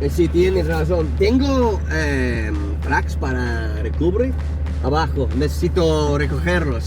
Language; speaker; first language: Spanish; non-native, learner; English